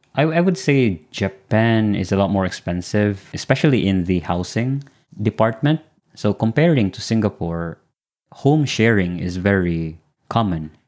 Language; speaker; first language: English; non-native, local second language; Filipino